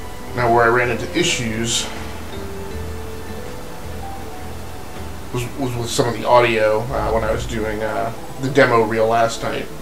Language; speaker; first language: English; native; English